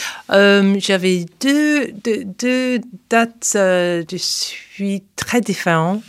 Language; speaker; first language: French; non-native, fluent; English